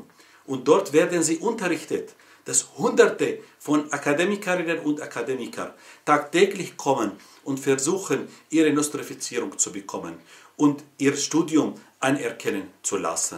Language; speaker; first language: German; non-native, fluent; Arabic